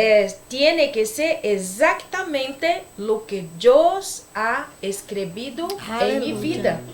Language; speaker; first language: Spanish; non-native, learner; Portuguese